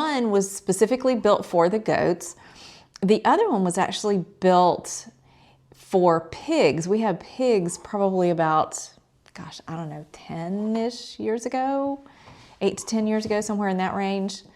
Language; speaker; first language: English; native; English